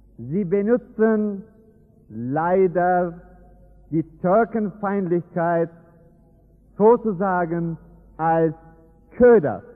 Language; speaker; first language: German; non-native, fluent; Turkish